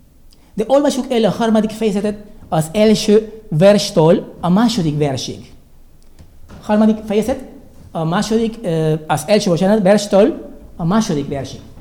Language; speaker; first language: Hungarian; non-native, learner; Spanish